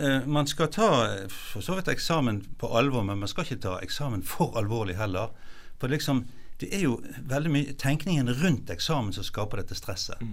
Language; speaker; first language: Norwegian; native; Norwegian